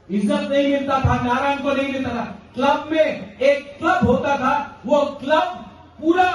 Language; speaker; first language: Hindi; non-native, local second language; Kok Borok